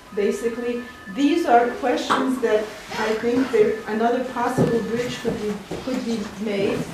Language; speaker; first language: English; early bilingual, other home language; Lithuanian